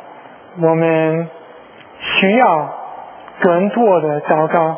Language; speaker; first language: Chinese; non-native, learner; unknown